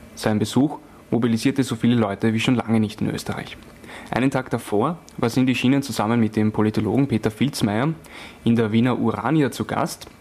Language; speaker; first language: German; native; German